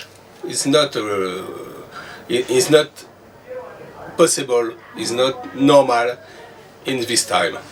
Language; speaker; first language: English; non-native, learner; French